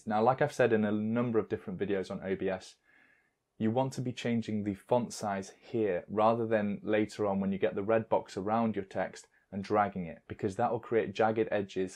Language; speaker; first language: English; native; English